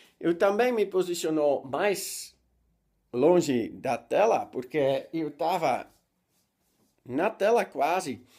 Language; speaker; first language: Portuguese; non-native, learner; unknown